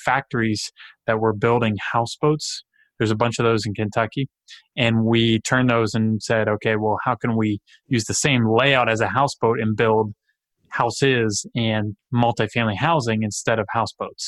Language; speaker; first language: English; native; English